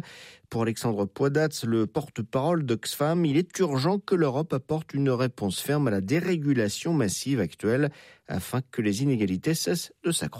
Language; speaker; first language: French; native; French